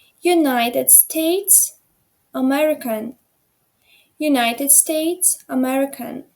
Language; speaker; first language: English; non-native, fluent; Ukrainian